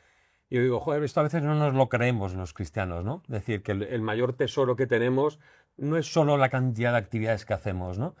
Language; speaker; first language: Spanish; native; Spanish